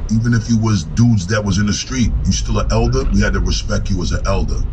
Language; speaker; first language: English; native; English